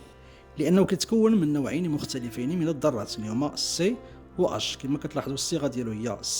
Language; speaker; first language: Arabic; native; Arabic